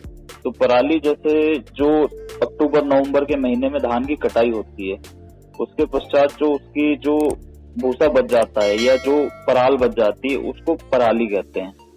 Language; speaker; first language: Hindi; native; Hindi